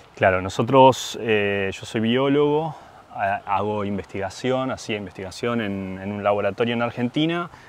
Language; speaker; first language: Spanish; native; Spanish